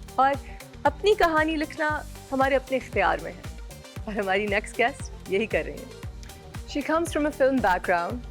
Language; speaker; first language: Urdu; native; Urdu